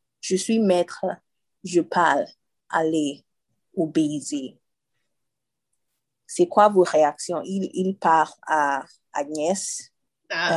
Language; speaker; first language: French; non-native, learner; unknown